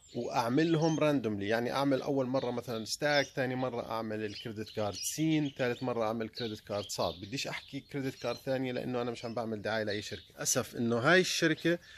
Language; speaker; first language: Arabic; native; Arabic